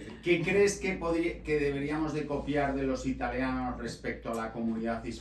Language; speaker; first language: Spanish; native; Spanish